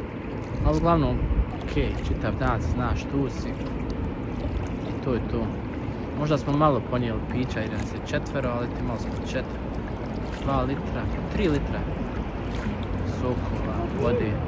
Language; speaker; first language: Bosnian; native; Bosnian